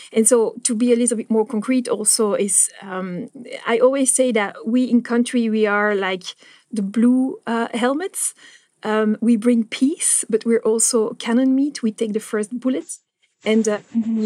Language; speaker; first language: English; non-native, fluent; Dutch